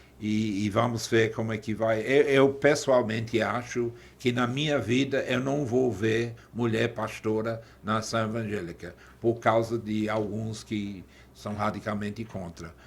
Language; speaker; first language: Portuguese; non-native, fluent; English